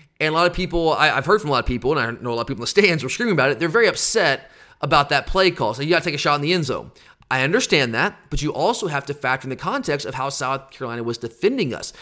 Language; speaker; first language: English; native; English